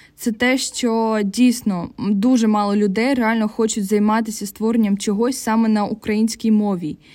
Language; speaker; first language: Ukrainian; non-native, local second language; Russian